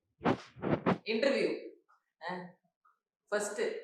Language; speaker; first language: Tamil; non-native, learner; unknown